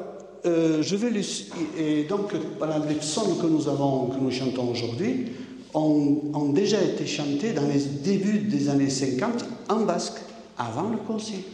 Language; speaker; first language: French; native; French